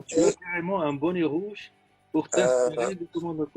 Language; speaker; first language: French; non-native, local second language; Arabic